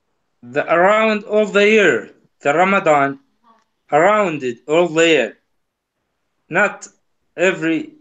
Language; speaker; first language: English; non-native, learner; Kurdish